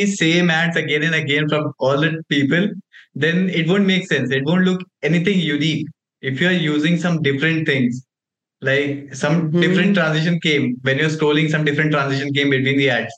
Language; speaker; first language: English; non-native, local second language; Hindi